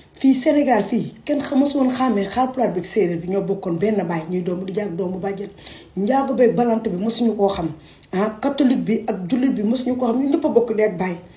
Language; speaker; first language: Wolof; non-native, local second language; Fula